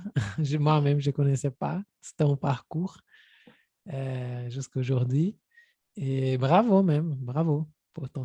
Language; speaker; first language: French; non-native, fluent; Portuguese